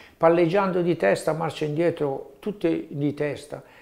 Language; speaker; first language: Italian; native; Italian